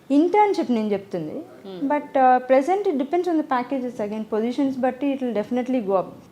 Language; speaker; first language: Telugu; native; Telugu